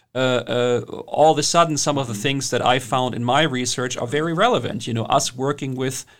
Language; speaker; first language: English; non-native, fluent; German